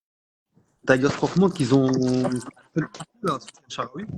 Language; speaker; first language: French; native; French